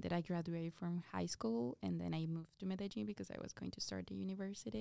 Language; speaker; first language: English; non-native, fluent; Spanish